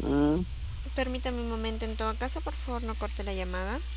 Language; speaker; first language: Spanish; native; Spanish